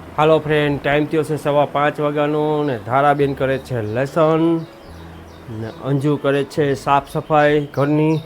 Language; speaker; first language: Gujarati; native; Gujarati